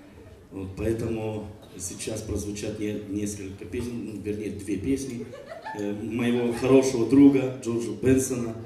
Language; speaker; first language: Russian; non-native, fluent; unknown